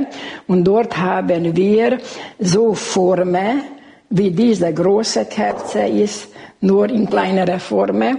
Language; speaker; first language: German; non-native, local second language; Hungarian